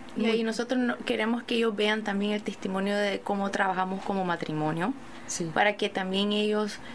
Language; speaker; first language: Spanish; early bilingual, other home language; English